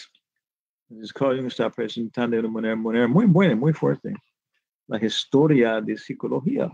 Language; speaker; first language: Spanish; non-native, fluent; English